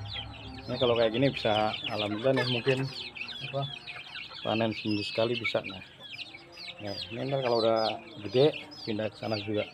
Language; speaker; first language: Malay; non-native, local second language; Javanese